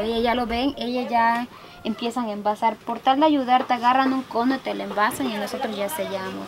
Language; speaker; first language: Spanish; native; Spanish